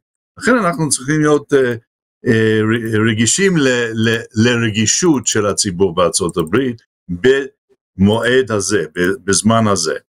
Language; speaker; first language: Hebrew; non-native, fluent; English